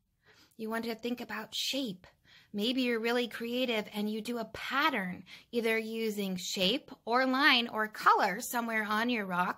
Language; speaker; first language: English; native; English